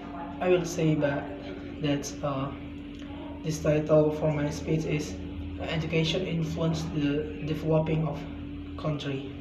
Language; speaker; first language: English; non-native, learner; Indonesian